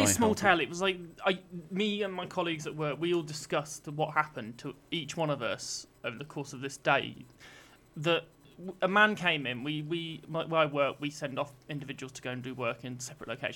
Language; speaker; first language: English; native; English